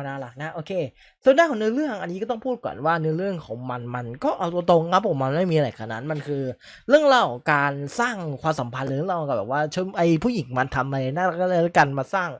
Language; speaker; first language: Thai; native; Thai